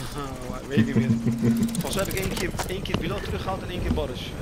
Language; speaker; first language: Dutch; non-native, local second language; Turkish